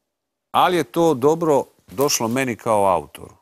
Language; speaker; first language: Croatian; native; Croatian